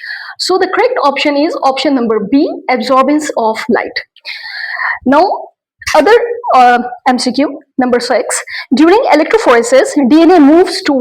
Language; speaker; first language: English; non-native, local second language; Urdu